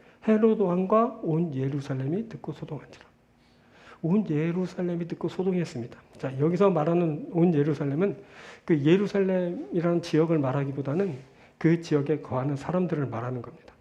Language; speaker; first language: Korean; native; Korean